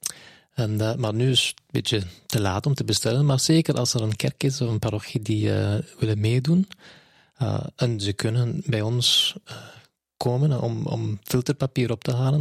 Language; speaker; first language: Dutch; non-native, fluent; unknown